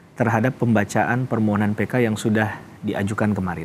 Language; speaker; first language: Indonesian; native; Indonesian